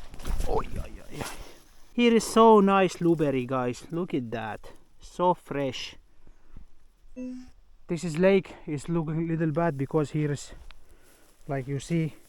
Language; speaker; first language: English; non-native, learner; Finnish